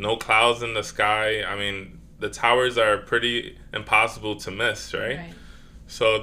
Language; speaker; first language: English; native; English